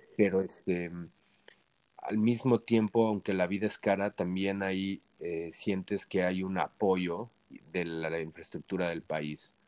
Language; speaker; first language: Spanish; native; Spanish